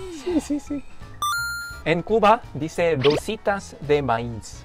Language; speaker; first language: Spanish; non-native, fluent; Korean